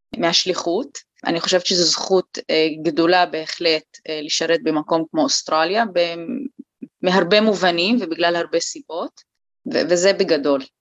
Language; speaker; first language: Hebrew; non-native, local second language; Arabic